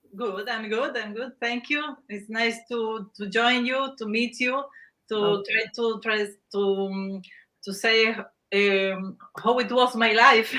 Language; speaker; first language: English; non-native, learner; Spanish